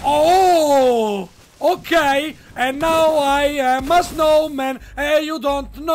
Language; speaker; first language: English; non-native, learner; Italian